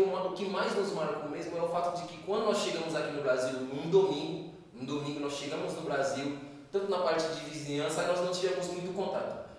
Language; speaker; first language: Portuguese; non-native, fluent; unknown